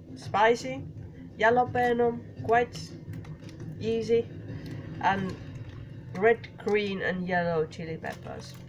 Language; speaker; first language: English; non-native, learner; Finnish